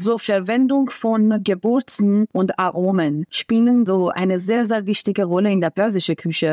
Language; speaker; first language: German; non-native, fluent; Persian